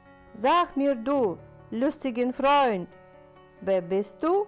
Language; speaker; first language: German; non-native, learner; Russian